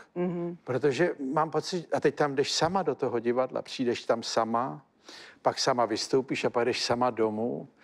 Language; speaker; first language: Czech; native; Czech